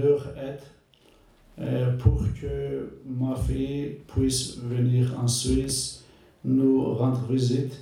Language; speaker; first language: French; non-native, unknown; Turkish